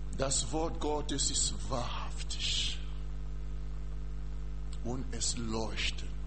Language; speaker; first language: German; non-native, learner; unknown